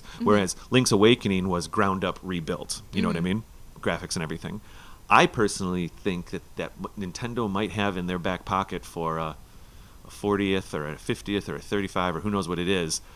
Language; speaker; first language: English; native; English